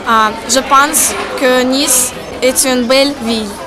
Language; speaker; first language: French; non-native, learner; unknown